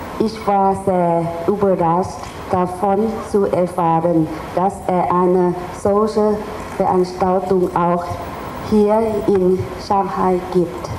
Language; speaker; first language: German; non-native, fluent; Thai